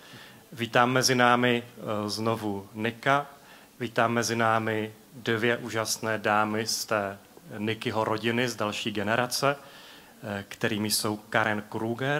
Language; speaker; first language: Czech; native; Czech